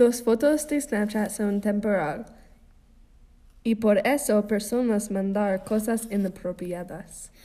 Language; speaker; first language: Spanish; non-native, learner; English